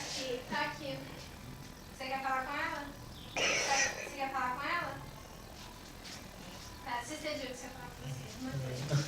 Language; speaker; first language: Portuguese; non-native, local second language; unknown